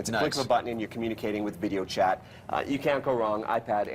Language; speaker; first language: English; native; English